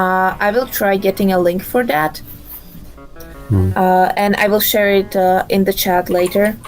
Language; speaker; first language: English; non-native, fluent; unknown